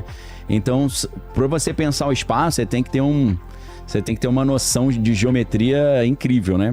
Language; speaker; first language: Portuguese; native; Portuguese